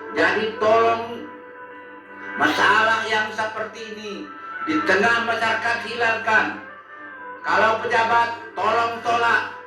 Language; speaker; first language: Indonesian; native; Indonesian